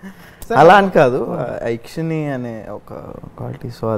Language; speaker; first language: Telugu; native; Telugu